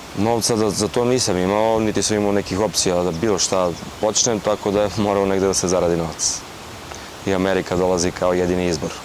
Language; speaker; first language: Serbian; native; Serbian